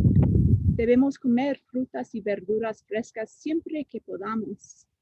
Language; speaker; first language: Spanish; non-native, fluent; English